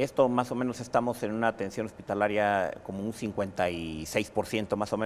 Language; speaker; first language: Spanish; native; Spanish